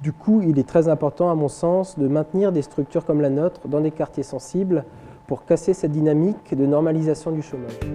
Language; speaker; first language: French; native; French